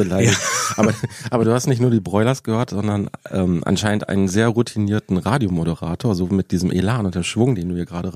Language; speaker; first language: German; native; German